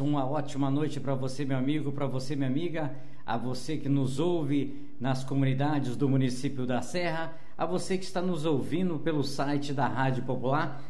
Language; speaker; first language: Portuguese; native; Portuguese